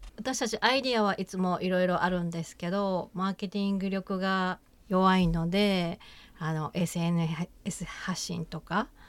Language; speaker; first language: Japanese; native; Japanese